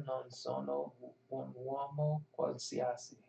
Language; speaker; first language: Italian; non-native, learner; English